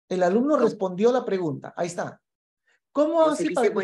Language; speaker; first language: Spanish; native; Spanish